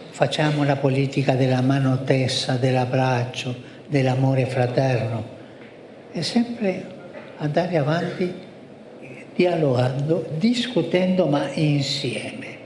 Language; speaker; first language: Italian; non-native, fluent; Spanish